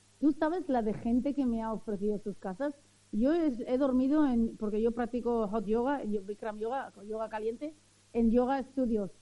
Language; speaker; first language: Spanish; early bilingual, other home language; Arabic